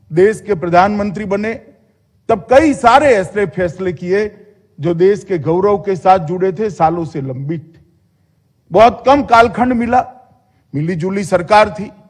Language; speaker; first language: Hindi; non-native, local second language; Gujarati